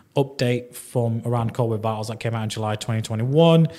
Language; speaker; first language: English; native; English